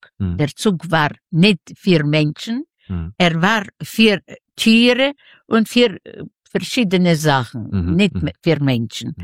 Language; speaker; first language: German; non-native, learner; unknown